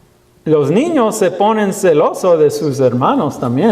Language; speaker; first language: Spanish; non-native, learner; English